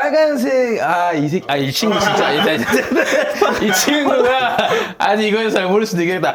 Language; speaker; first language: Korean; early bilingual, other home language; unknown